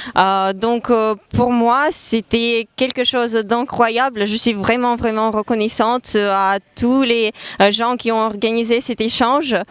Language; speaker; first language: French; non-native, fluent; Ukrainian